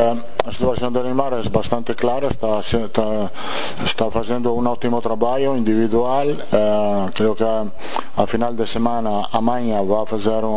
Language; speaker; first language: Portuguese; non-native, fluent; Italian